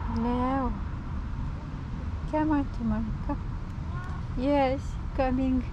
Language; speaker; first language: English; non-native, learner; Turkish